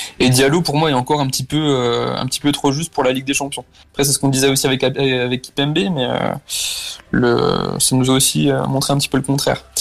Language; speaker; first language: French; native; French